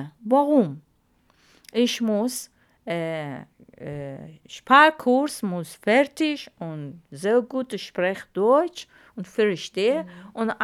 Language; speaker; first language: German; non-native, learner; Arabic